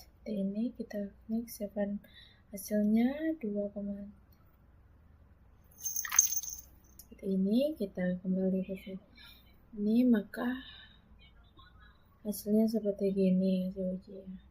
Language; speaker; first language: Indonesian; native; Indonesian